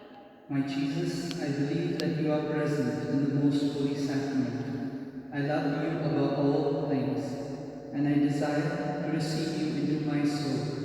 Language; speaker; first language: English; non-native, local second language; Konkani